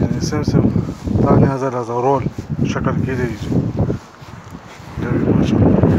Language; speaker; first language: Arabic; non-native, learner; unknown